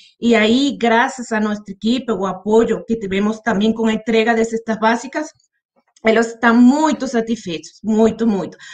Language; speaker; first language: Portuguese; non-native, fluent; Spanish